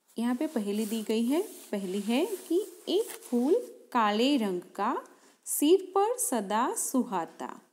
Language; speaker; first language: Hindi; non-native, local second language; Gujarati